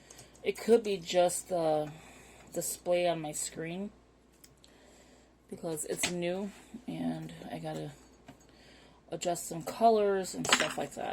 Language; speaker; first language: English; native; English